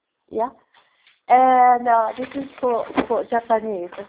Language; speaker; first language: English; non-native, learner; Japanese